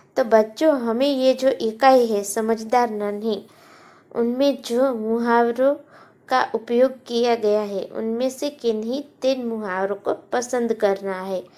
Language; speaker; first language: Hindi; non-native, local second language; Gujarati